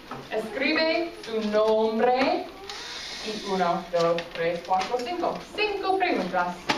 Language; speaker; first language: Spanish; non-native, fluent; English